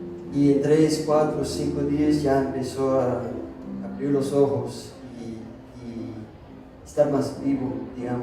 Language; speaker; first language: Spanish; non-native, fluent; English